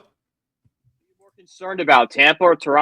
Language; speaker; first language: English; native; English